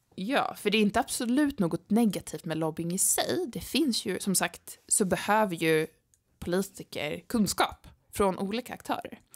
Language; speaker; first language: Swedish; native; Swedish